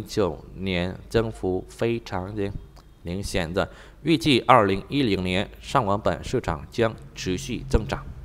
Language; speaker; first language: Chinese; non-native, fluent; Vietnamese